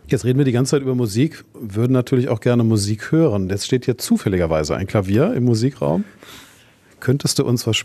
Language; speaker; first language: German; native; German